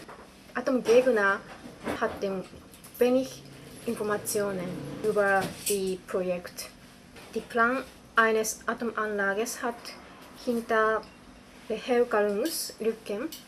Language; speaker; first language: German; non-native, learner; Japanese